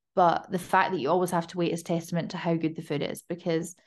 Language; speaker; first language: English; native; English